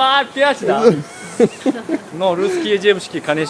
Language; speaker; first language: Russian; non-native, learner; Japanese